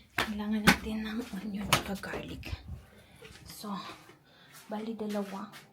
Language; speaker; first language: Filipino; non-native, local second language; Cebuano